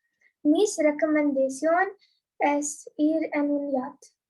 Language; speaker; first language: Spanish; non-native, learner; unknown